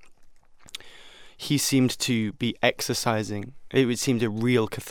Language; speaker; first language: English; native; English